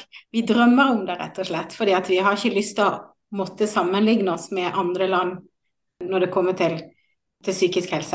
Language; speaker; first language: Norwegian; native; Norwegian